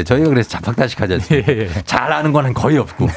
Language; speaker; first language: Korean; native; Korean